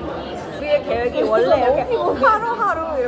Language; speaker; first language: Korean; early bilingual, other home language; English